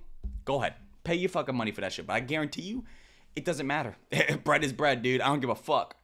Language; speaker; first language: English; native; English